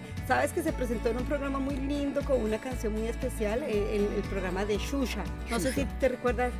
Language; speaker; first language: Spanish; native; Spanish